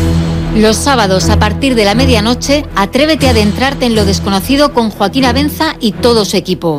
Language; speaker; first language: Spanish; native; Spanish